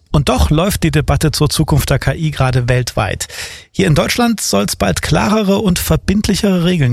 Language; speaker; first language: German; native; German